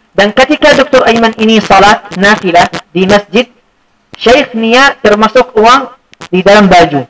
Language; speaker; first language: Indonesian; non-native, fluent; Arabic